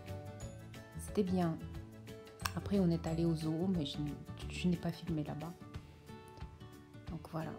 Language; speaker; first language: French; non-native, fluent; Russian